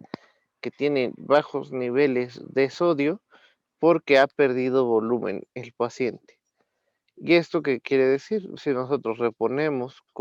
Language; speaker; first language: Spanish; native; Spanish